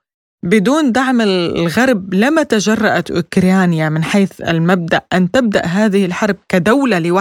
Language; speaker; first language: Arabic; native; Arabic